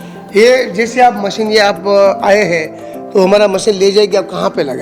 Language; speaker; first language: Hindi; non-native, local second language; Gujarati